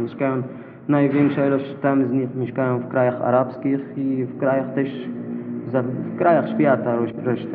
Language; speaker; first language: Polish; non-native, learner; Arabic